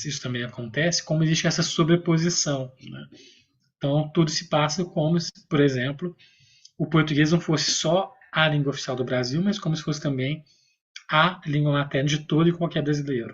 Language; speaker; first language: Portuguese; native; Portuguese